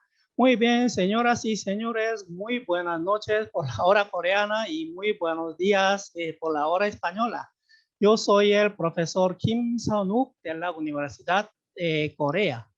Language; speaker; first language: Spanish; non-native, fluent; Korean